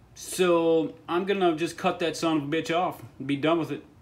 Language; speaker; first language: English; native; English